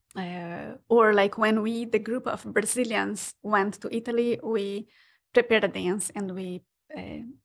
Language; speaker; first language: English; non-native, fluent; Portuguese